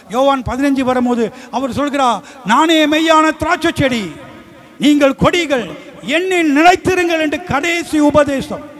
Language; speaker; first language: Tamil; early bilingual, heritage; Tamil